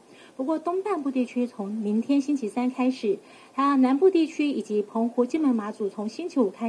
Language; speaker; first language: Chinese; native; Chinese